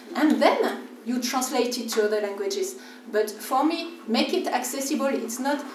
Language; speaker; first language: English; non-native, fluent; French